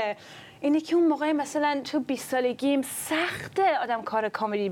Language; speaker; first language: Persian; early bilingual, other home language; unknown